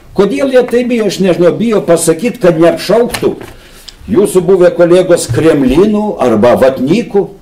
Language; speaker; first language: Lithuanian; native; Lithuanian